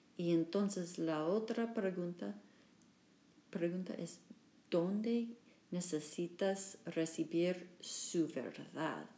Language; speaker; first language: Spanish; non-native, learner; English